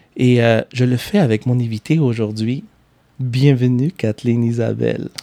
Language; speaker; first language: French; non-native, fluent; Spanish